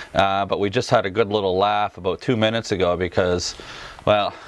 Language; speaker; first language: English; native; English